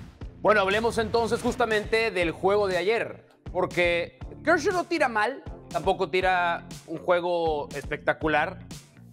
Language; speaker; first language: Spanish; native; Spanish